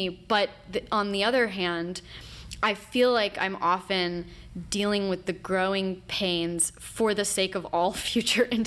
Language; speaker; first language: English; native; English